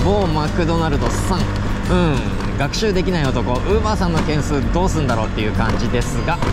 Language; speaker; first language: Japanese; native; Japanese